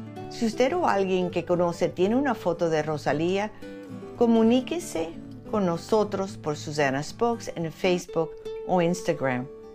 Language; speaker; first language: Spanish; early bilingual, heritage; Spanish